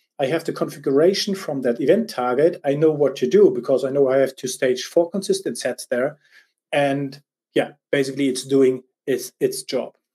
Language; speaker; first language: English; non-native, fluent; German